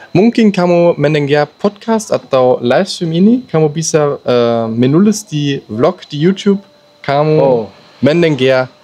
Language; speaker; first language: Indonesian; non-native, learner; German